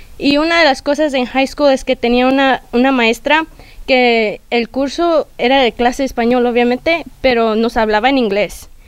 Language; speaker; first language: Spanish; early bilingual, heritage; Spanish